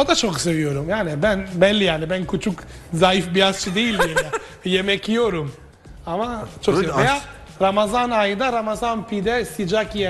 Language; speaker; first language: Turkish; non-native, fluent; Italian